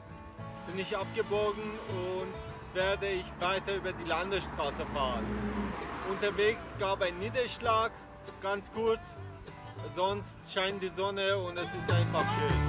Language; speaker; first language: German; non-native, fluent; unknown